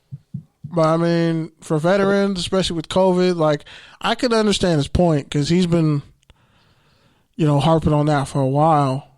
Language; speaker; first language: English; native; English